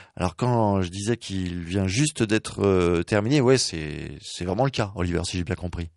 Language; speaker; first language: French; native; French